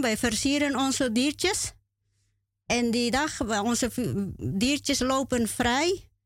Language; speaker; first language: Dutch; non-native, learner; Spanish